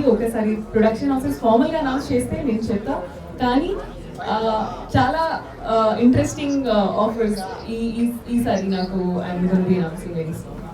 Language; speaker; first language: Telugu; non-native, fluent; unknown